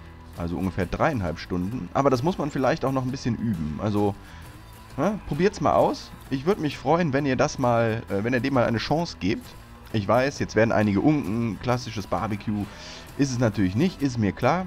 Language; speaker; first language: German; native; German